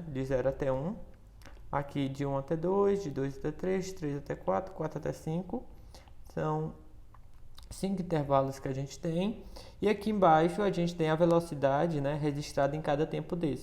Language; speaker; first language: Portuguese; native; Portuguese